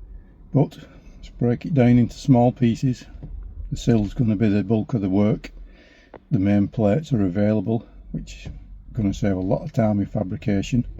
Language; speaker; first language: English; native; English